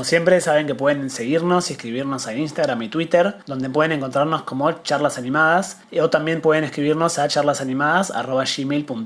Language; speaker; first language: Spanish; native; Spanish